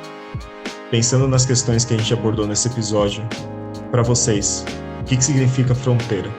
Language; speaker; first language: Portuguese; native; Portuguese